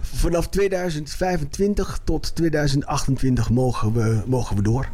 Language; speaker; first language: Dutch; early bilingual, other home language; Papiamento